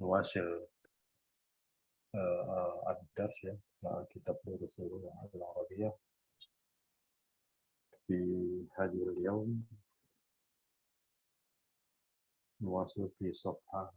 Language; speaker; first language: Arabic; non-native, fluent; Indonesian